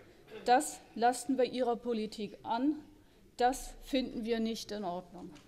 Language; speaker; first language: German; native; German